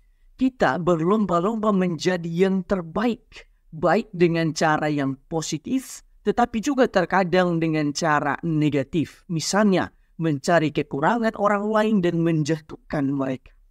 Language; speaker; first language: Indonesian; native; Indonesian